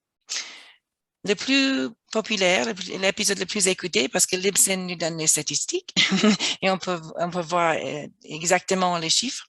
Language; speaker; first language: French; non-native, fluent; English